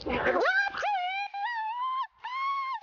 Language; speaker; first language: Chinese; native; Chinese